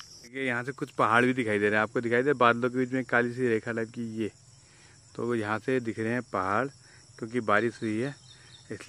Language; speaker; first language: Hindi; native; Hindi